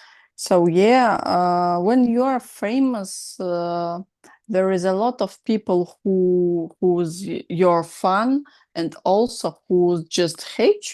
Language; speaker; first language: English; non-native, learner; Russian